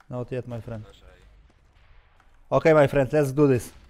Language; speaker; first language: English; non-native, learner; Polish